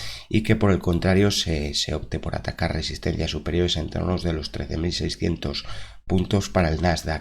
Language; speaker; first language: Spanish; native; Spanish